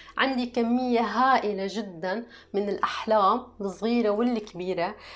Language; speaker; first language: Arabic; native; Arabic